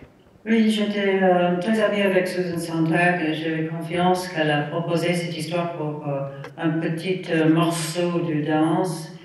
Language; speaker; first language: French; non-native, fluent; English